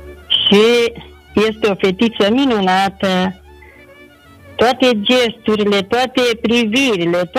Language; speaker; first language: Romanian; native; Romanian